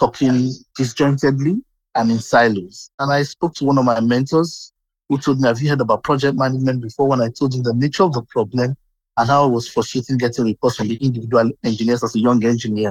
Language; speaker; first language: English; non-native, local second language; Yoruba